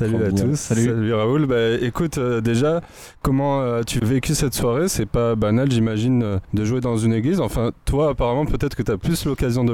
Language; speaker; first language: French; native; French